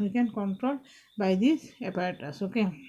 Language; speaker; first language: English; non-native, local second language; Bangla